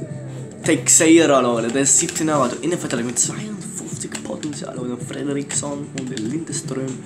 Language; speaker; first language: German; early bilingual, other home language; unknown